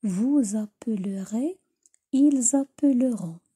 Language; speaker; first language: French; non-native, local second language; Arabic